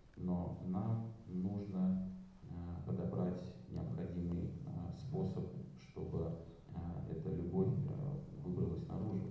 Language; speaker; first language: Russian; native; Russian